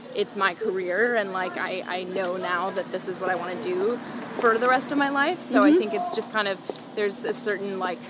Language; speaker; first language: English; early bilingual, other home language; Spanish